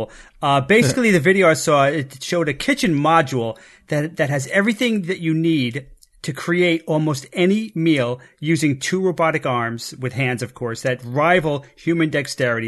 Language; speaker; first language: English; native; English